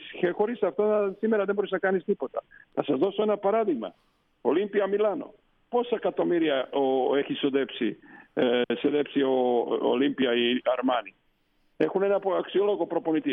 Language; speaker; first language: Greek; non-native, fluent; Slovenian